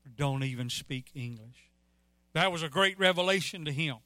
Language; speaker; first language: English; native; English